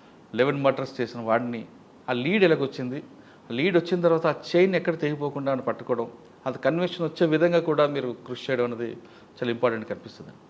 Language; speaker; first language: Telugu; native; Telugu